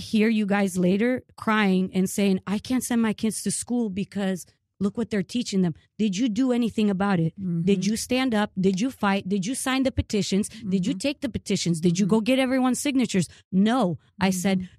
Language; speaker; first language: English; early bilingual, other home language; Ukrainian